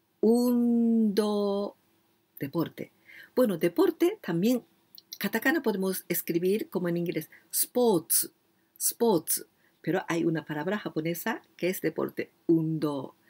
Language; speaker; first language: Spanish; non-native, learner; Japanese